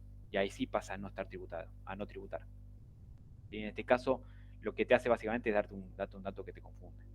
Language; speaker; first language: Spanish; native; Spanish